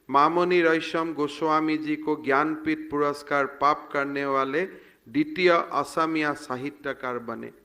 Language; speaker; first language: Hindi; non-native, local second language; Assamese